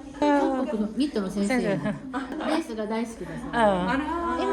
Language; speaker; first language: Japanese; native; Japanese